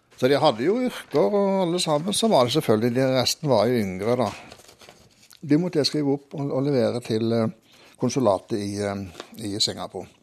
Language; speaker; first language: Norwegian; native; Norwegian